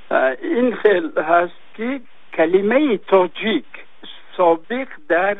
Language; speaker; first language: Persian; native; Persian